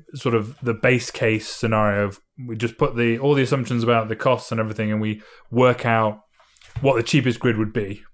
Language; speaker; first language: English; native; English